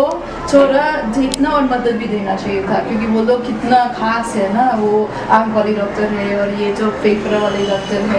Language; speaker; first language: Hindi; non-native, fluent; English